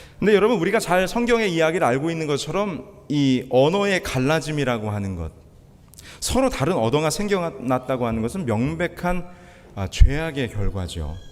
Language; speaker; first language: Korean; native; Korean